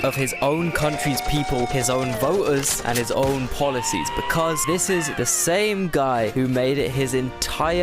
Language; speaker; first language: English; native; English